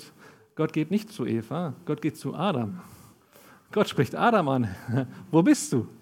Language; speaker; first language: German; native; German